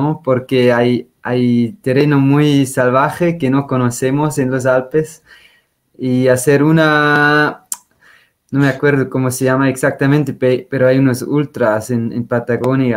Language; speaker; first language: Spanish; non-native, fluent; Swiss German